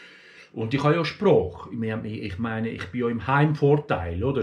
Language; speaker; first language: German; early bilingual, other home language; Turkish